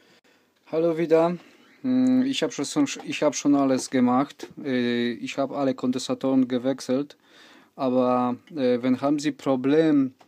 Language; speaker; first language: German; non-native, learner; Polish